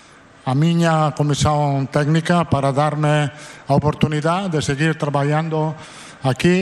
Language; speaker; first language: Portuguese; non-native, fluent; Italian